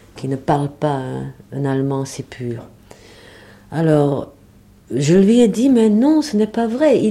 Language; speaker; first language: French; non-native, fluent; German